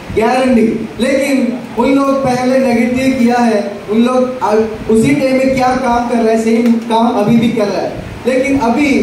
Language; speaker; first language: Hindi; non-native, local second language; Malayalam